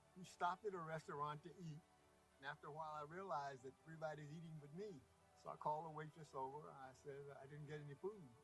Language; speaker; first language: English; native; English